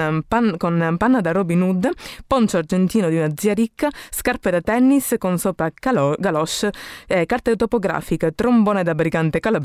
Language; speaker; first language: Italian; native; Italian